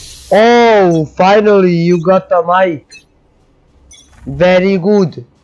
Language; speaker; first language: English; non-native, learner; Serbian